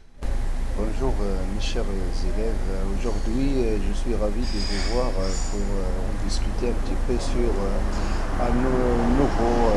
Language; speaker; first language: French; non-native, local second language; Arabic